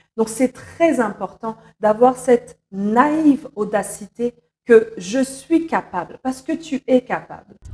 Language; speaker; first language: French; non-native, local second language; Lingala